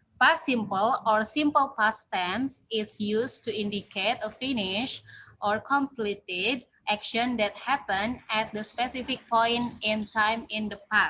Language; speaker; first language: English; non-native, learner; Indonesian